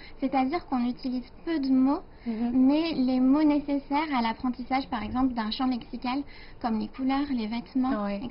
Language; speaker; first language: French; native; French